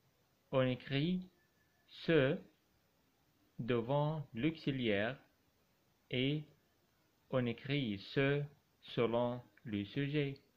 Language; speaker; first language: French; non-native, fluent; Arabic